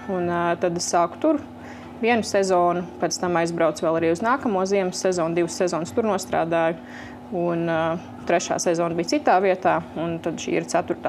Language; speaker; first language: Latvian; native; Latvian